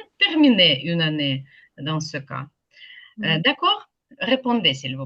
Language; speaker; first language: French; non-native, fluent; Ukrainian